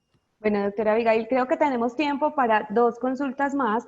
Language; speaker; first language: Spanish; native; Spanish